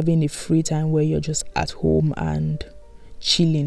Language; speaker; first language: English; non-native, local second language; Yoruba